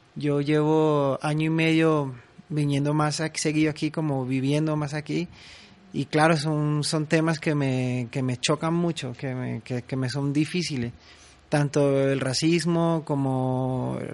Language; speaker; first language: Spanish; early bilingual, heritage; French